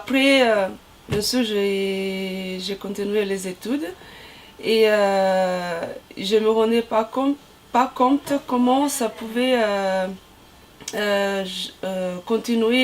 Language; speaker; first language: French; non-native, fluent; Portuguese